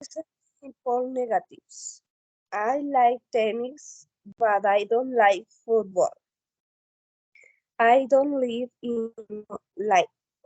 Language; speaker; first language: English; non-native, learner; Spanish